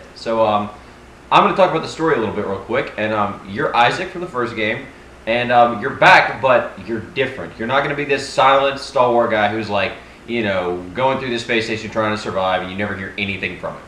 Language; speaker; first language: English; native; English